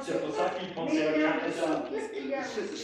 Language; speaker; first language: French; non-native, fluent; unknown